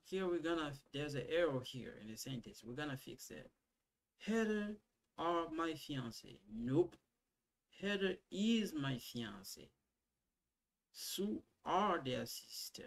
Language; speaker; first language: English; non-native, fluent; Lingala